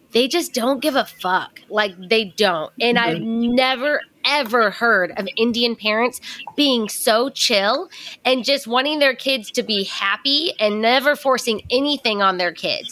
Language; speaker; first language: English; native; English